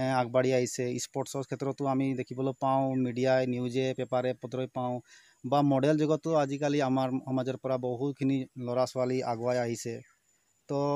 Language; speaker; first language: Assamese; non-native, local second language; Sadri